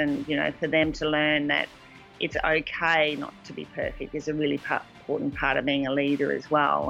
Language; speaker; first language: English; native; English